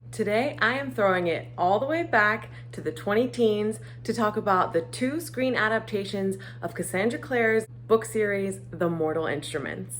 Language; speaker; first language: English; native; English